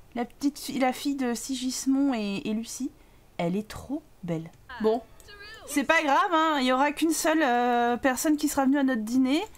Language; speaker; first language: French; native; French